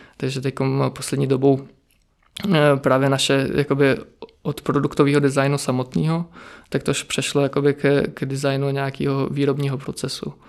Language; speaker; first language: Czech; early bilingual, other home language; Ukrainian